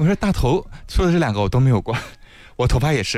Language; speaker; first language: Chinese; native; Chinese